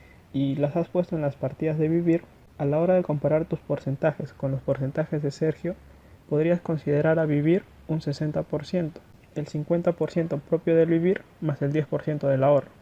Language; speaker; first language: Spanish; native; Spanish